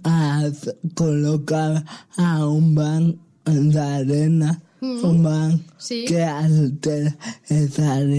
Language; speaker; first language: Catalan; non-native, local second language; Spanish